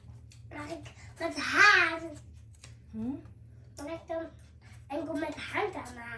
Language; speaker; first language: Dutch; early bilingual, other home language; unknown